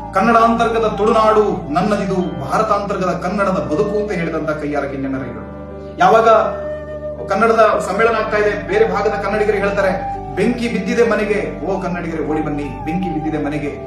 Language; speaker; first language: Kannada; native; Kannada